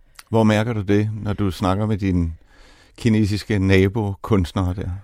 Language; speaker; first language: Danish; native; Danish